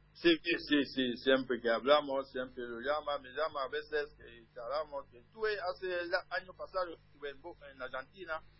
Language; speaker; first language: Spanish; non-native, learner; French